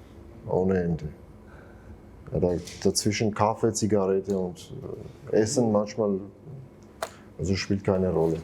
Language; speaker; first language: German; non-native, fluent; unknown